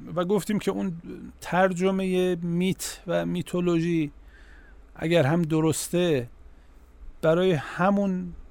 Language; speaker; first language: Persian; native; Persian